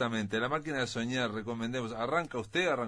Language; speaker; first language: Spanish; native; Spanish